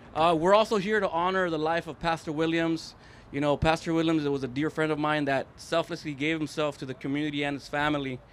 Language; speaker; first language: English; early bilingual, other home language; Spanish